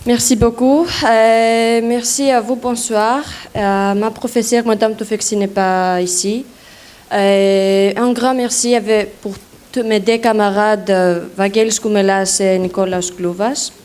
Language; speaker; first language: French; non-native, learner; Greek